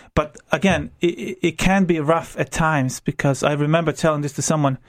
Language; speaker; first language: English; non-native, fluent; Croatian